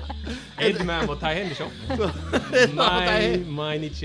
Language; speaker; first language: Japanese; non-native, fluent; English